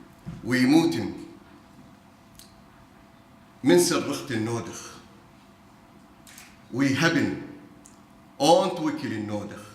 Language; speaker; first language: Dutch; non-native, learner; Arabic